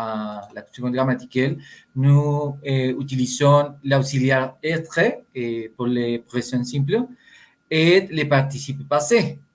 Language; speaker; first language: French; non-native, learner; Spanish